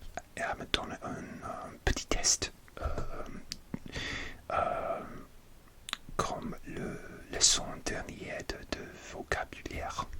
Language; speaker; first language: French; non-native, learner; English